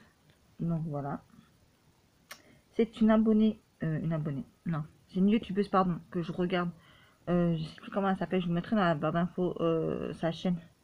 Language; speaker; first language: French; native; French